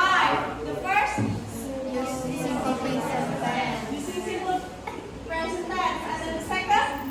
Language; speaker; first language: English; non-native, learner; Indonesian